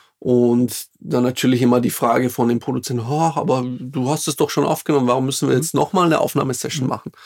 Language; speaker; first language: German; non-native, fluent; Slovak